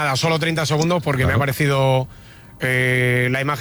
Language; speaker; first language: Spanish; native; Spanish